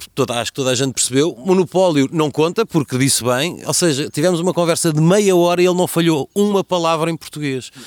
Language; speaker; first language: Portuguese; non-native, fluent; German